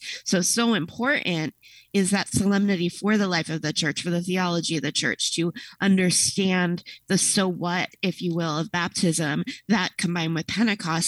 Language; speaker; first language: English; native; English